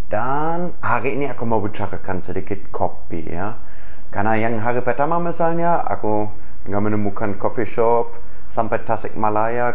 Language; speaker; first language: Indonesian; non-native, fluent; German